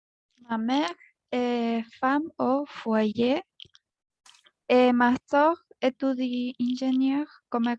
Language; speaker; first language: French; non-native, learner; Spanish